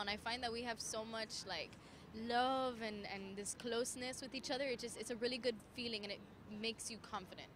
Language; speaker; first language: English; early bilingual, other home language; Spanish